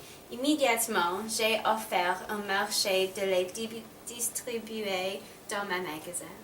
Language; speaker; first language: French; non-native, learner; English